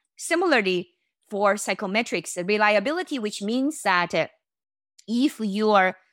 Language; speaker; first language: English; non-native, fluent; Chinese